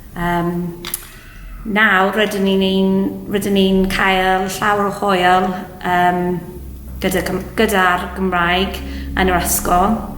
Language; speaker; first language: Welsh; non-native, local second language; English